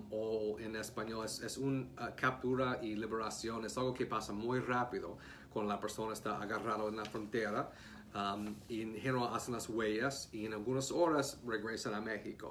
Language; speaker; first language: Spanish; non-native, fluent; English